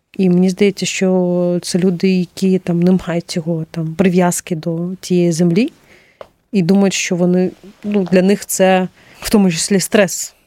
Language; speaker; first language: Ukrainian; non-native, local second language; Russian